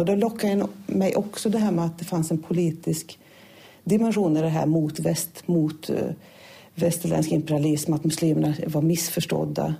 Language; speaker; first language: Swedish; native; Swedish